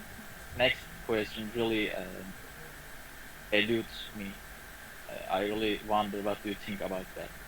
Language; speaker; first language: English; non-native, learner; Turkish